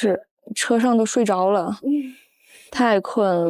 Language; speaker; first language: Chinese; non-native, local second language; Tibetan